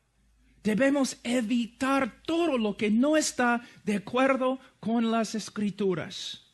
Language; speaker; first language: Spanish; non-native, fluent; English